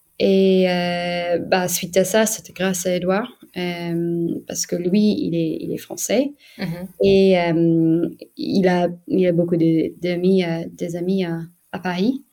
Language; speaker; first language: French; non-native, fluent; English